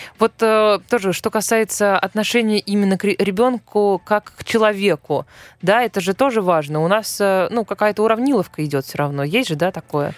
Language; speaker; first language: Russian; native; Russian